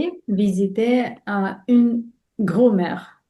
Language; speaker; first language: French; non-native, learner; Russian